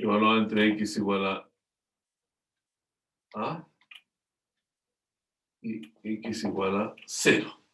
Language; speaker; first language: Spanish; native; Spanish